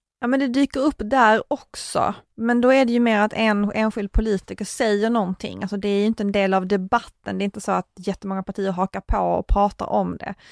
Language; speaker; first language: Swedish; native; Swedish